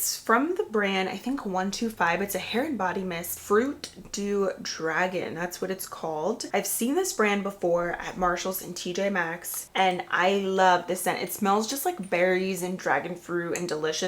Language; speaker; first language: English; native; English